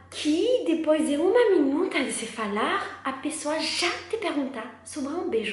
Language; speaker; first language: Portuguese; non-native, learner; French